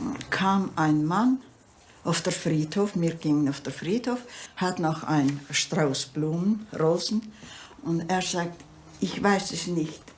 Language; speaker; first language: German; early bilingual, heritage; German